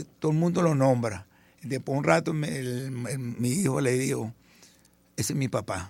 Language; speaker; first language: Spanish; early bilingual, other home language; Italian